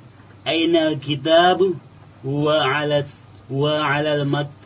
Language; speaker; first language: Arabic; non-native, learner; Indonesian